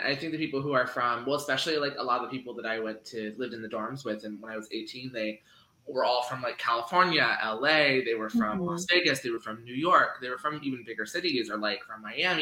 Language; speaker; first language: English; native; English